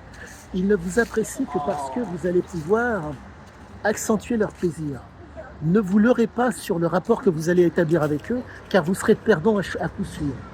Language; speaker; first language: French; native; French